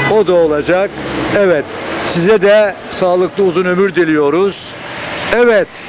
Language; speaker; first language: Turkish; native; Turkish